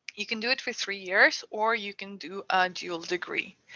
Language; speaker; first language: English; non-native, fluent; Norwegian